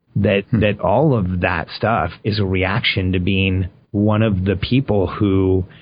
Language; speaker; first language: English; early bilingual, other home language; Spanish